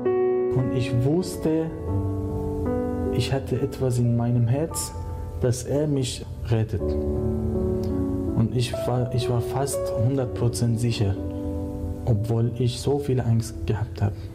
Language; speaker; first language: German; non-native, learner; Persian